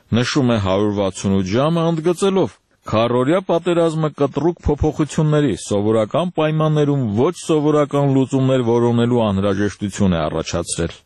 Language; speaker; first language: Armenian; native; Armenian